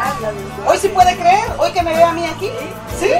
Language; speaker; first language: Spanish; native; Spanish